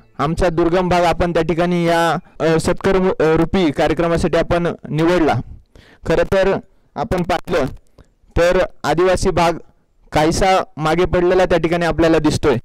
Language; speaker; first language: Marathi; native; Marathi